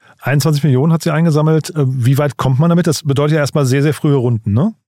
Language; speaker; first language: German; native; German